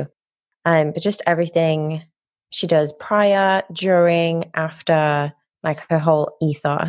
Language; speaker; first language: English; native; English